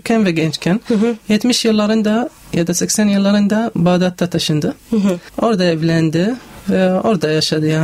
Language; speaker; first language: Turkish; non-native, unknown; Arabic